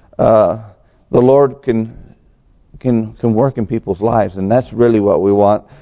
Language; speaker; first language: English; native; English